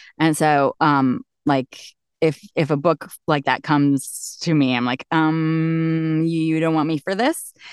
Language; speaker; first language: English; native; English